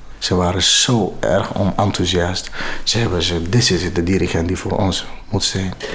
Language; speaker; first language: Dutch; non-native, fluent; Amharic